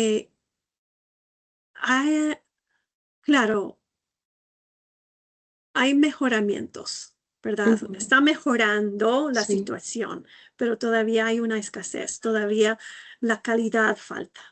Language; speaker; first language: Spanish; non-native, fluent; English